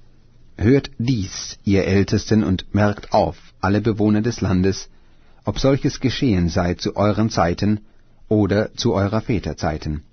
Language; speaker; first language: German; native; German